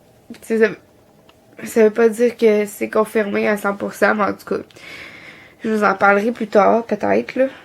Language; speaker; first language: French; native; French